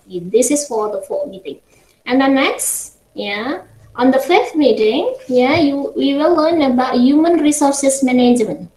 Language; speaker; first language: English; non-native, fluent; Indonesian